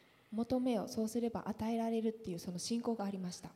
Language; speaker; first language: Japanese; native; Japanese